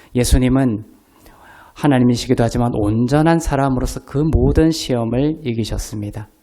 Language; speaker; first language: Korean; native; Korean